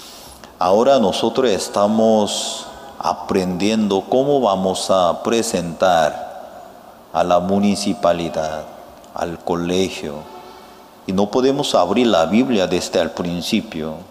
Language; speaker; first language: Spanish; non-native, learner; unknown